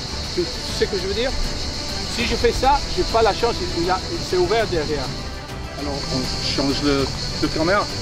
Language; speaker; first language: French; non-native, fluent; English